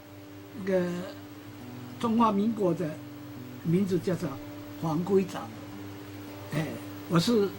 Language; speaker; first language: Chinese; non-native, local second language; Amis